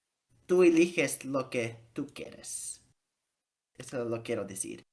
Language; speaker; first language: Spanish; early bilingual, heritage; Spanish